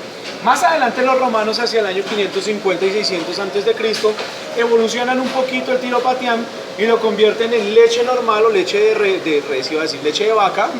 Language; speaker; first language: Spanish; native; Spanish